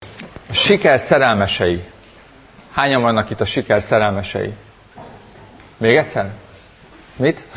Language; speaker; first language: Hungarian; native; Hungarian